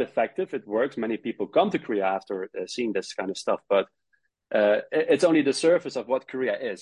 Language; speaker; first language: English; non-native, fluent; Dutch